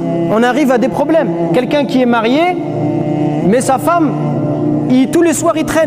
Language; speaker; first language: French; native; French